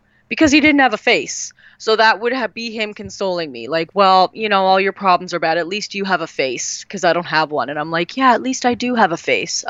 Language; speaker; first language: English; native; English